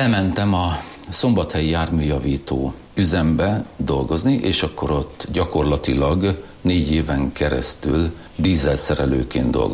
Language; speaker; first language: Hungarian; non-native, local second language; German